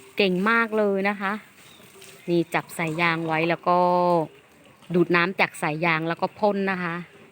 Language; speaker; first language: Thai; native; Thai